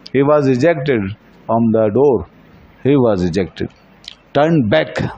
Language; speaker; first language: English; non-native, local second language; Urdu